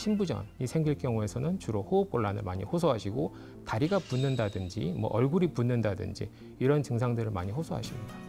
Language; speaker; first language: Korean; native; Korean